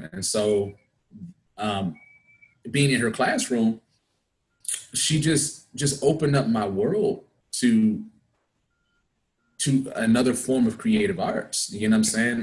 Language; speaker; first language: English; native; English